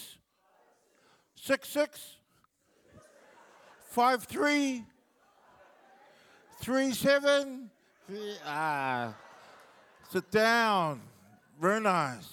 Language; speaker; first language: English; non-native, local second language; Samoan